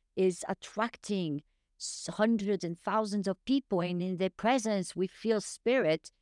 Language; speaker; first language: English; non-native, fluent; French